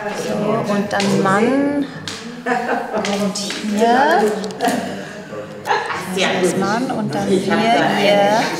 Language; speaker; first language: German; non-native, learner; English